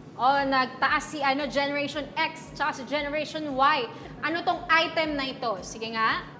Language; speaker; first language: Filipino; native; Filipino